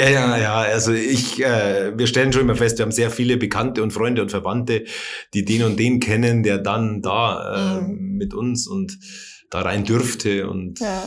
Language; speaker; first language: German; native; German